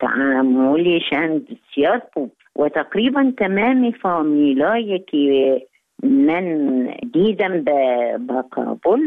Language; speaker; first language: Persian; non-native, learner; Arabic